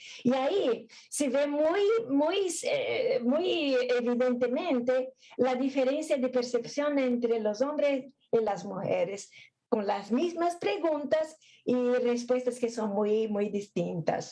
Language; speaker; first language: Spanish; non-native, fluent; Portuguese